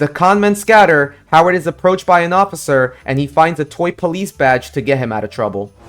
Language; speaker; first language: English; native; English